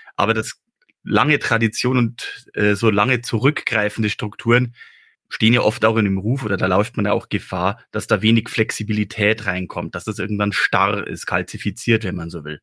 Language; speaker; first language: German; native; German